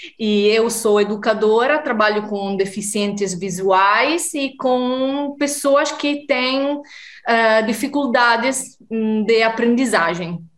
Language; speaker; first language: Portuguese; non-native, fluent; Italian